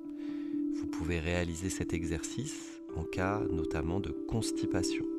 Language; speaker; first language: French; native; French